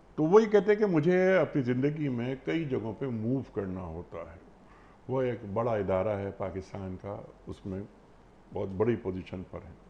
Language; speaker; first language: Urdu; native; Urdu